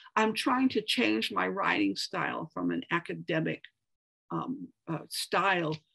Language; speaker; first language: English; native; English